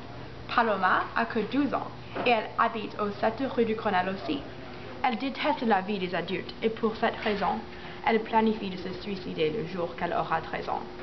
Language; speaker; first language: French; non-native, learner; English